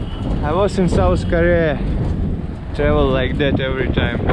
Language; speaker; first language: English; non-native, learner; Russian